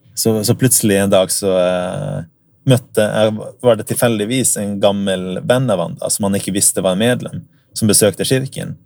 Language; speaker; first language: Norwegian; early bilingual, other home language; English